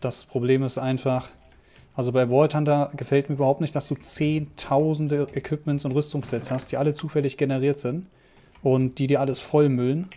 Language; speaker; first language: German; native; German